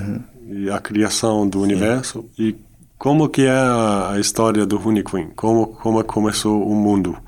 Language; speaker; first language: Portuguese; non-native, fluent; Dutch